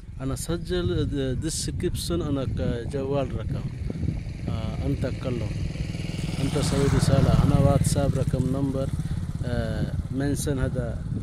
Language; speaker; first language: Arabic; non-native, learner; Hindi